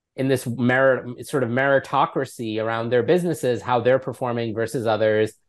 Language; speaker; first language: English; native; English